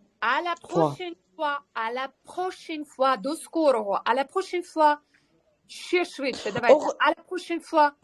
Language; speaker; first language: French; non-native, fluent; Ukrainian